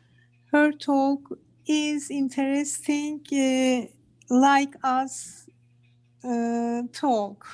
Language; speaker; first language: English; non-native, learner; Turkish